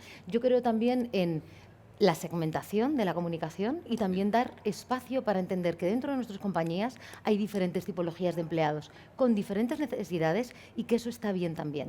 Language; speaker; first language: Spanish; native; Spanish